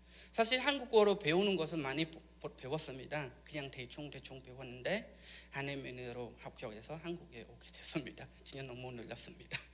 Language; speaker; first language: Korean; non-native, learner; Khmer